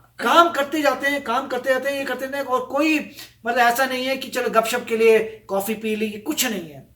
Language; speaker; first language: Hindi; native; Hindi